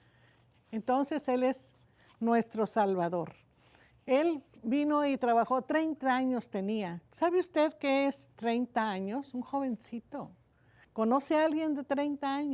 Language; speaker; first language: Spanish; native; Spanish